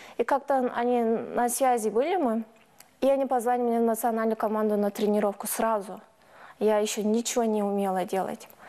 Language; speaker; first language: Russian; non-native, local second language; Turkish